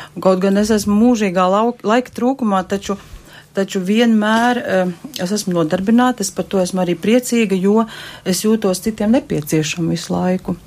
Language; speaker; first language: Latvian; native; Latvian